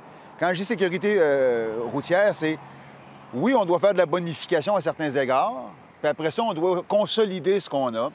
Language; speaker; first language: French; native; French